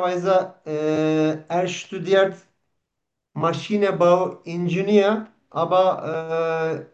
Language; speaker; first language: German; non-native, fluent; Turkish